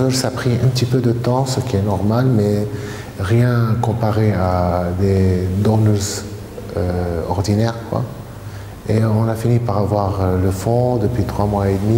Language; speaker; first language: French; non-native, fluent; Arabic